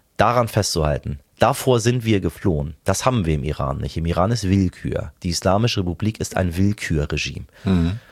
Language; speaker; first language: German; early bilingual, other home language; Persian